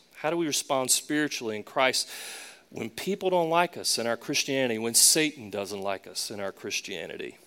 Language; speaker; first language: English; native; English